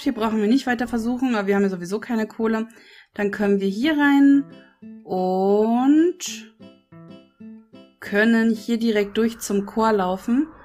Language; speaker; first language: German; native; German